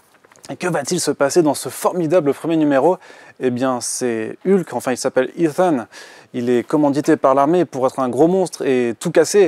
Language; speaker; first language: French; native; French